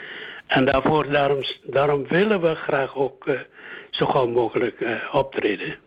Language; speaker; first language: Dutch; early bilingual, other home language; Indonesian